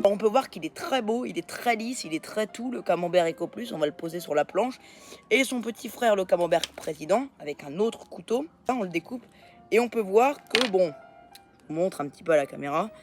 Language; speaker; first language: French; native; French